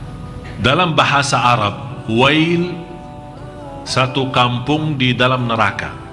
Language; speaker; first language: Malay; non-native, fluent; Arabic